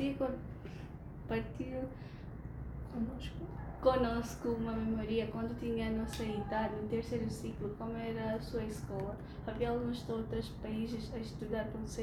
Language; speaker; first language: Portuguese; non-native, learner; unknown